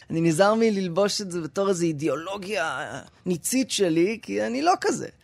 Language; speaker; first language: Hebrew; native; Hebrew